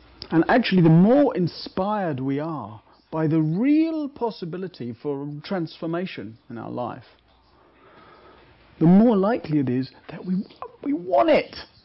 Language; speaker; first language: English; native; English